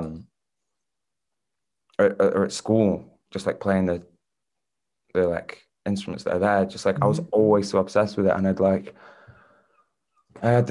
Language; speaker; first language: English; native; English